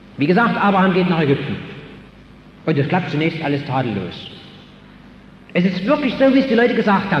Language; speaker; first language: German; native; German